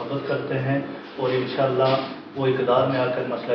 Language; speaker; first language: Urdu; non-native, local second language; Pahari-Potwari